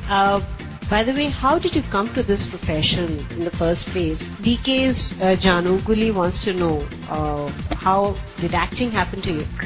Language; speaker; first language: English; non-native, local second language; Hindi